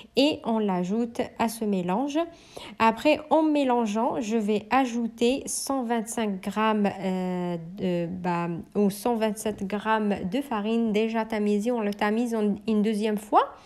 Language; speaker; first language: French; non-native, local second language; Arabic